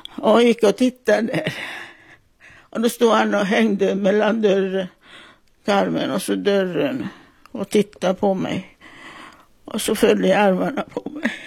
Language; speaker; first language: Swedish; non-native, fluent; Italian